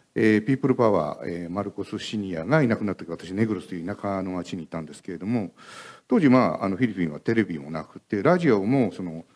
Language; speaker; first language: Japanese; native; Japanese